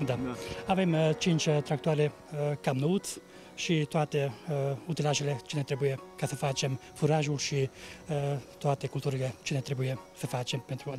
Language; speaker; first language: Romanian; non-native, local second language; Hungarian